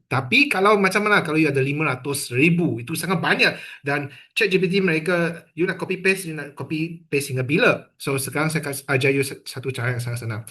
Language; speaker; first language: Malay; non-native, local second language; Chinese